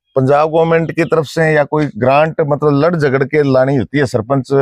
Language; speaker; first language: Hindi; native; Hindi